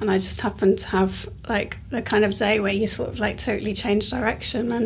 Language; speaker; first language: English; native; English